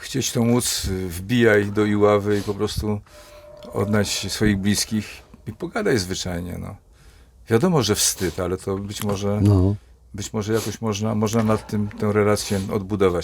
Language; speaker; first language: Polish; native; Polish